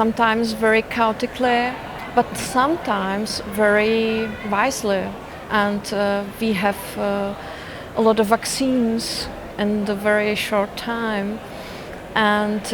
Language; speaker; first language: English; non-native, fluent; Czech